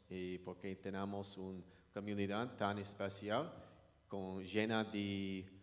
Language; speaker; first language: Spanish; non-native, learner; English